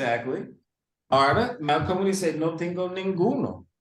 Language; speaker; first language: Spanish; non-native, learner; English